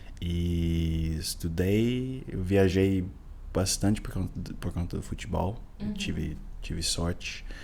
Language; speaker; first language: Portuguese; non-native, fluent; English